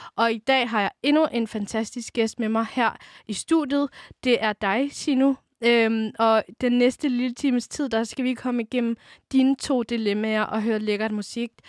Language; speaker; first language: Danish; early bilingual, other home language; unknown